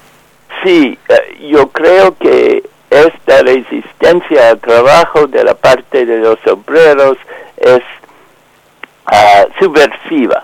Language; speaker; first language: Spanish; non-native, fluent; English